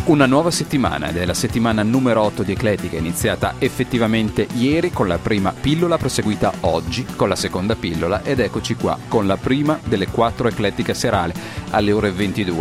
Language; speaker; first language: Italian; native; Italian